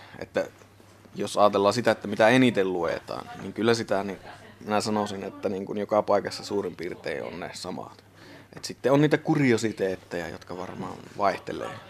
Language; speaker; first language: Finnish; native; Finnish